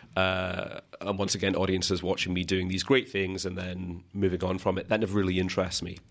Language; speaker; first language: English; native; English